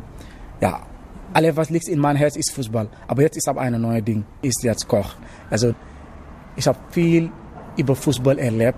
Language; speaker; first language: German; non-native, learner; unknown